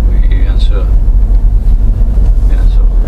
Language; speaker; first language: French; non-native, learner; Spanish